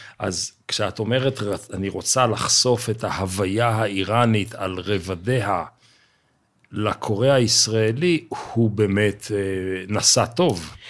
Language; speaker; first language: Hebrew; native; Hebrew